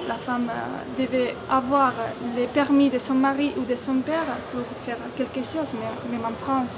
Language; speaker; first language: French; non-native, fluent; Spanish